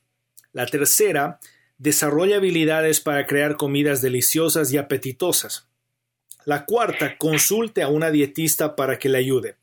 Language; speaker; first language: Spanish; native; Spanish